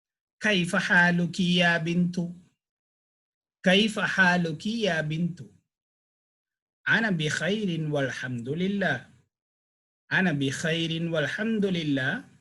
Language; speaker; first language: Arabic; non-native, fluent; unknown